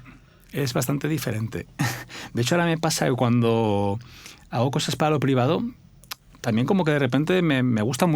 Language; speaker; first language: Spanish; native; Spanish